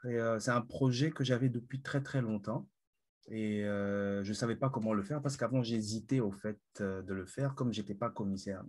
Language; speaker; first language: French; non-native, local second language; Lingala